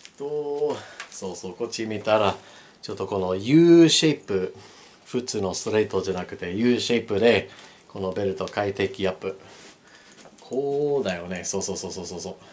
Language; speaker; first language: Japanese; non-native, learner; English